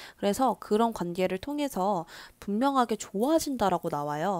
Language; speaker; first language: Korean; native; Korean